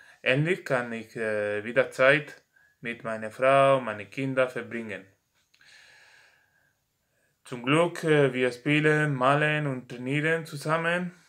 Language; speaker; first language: German; non-native, learner; Spanish